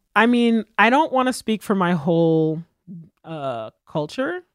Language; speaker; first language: English; early bilingual, other home language; Haitian Creole